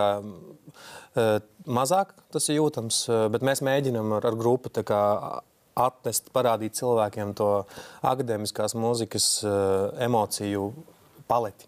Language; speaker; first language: Latvian; native; Latvian